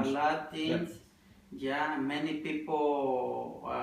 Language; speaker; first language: English; non-native, learner; Spanish